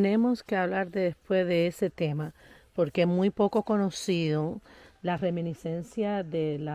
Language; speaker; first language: Spanish; native; Spanish